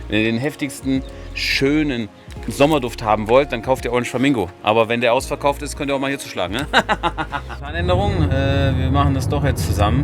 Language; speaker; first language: German; native; German